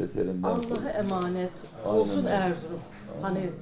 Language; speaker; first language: Turkish; native; Turkish